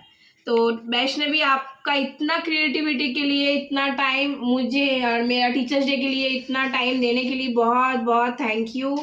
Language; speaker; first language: Hindi; non-native, local second language; Bangla